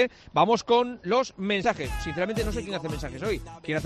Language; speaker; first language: Spanish; native; Spanish